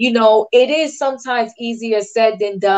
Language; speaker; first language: English; native; English